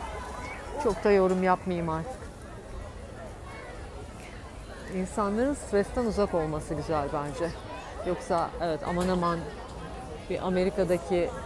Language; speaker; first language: Turkish; native; Turkish